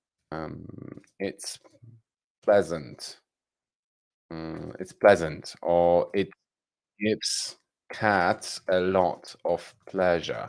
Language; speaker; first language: English; non-native, fluent; Polish